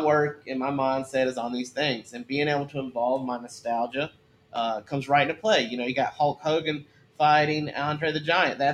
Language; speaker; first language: English; native; English